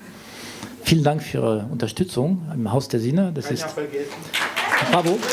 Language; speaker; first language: German; non-native, fluent; French